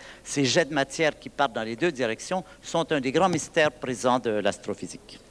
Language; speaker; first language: French; native; French